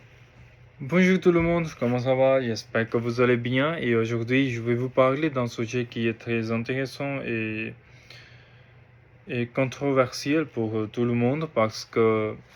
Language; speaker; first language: French; non-native, learner; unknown